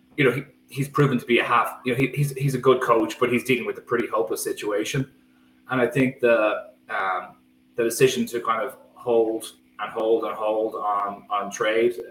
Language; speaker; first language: English; native; English